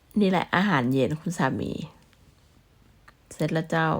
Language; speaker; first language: Thai; non-native, local second language; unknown